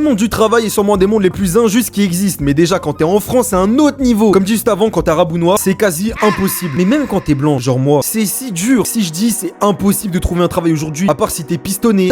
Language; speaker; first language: French; native; French